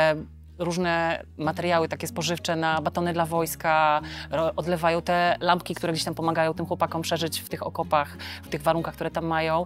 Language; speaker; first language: Polish; native; Polish